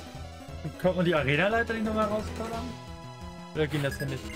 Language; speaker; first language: German; native; German